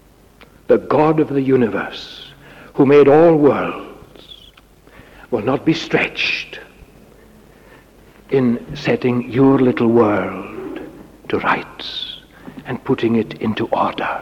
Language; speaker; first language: English; native; English